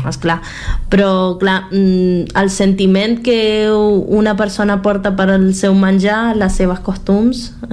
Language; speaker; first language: Catalan; non-native, learner; Spanish